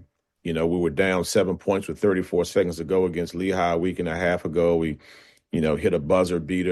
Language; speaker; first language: English; native; English